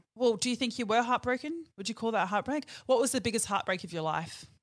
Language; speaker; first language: English; native; English